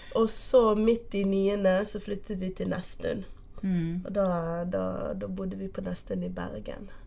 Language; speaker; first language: Norwegian; early bilingual, other home language; Portuguese